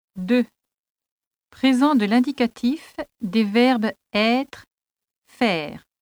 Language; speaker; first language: French; native; French